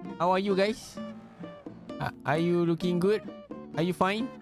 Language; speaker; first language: English; non-native, learner; Malay